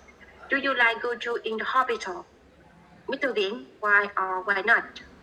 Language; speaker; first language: English; non-native, learner; Vietnamese